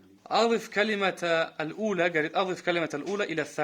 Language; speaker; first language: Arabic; non-native, fluent; Russian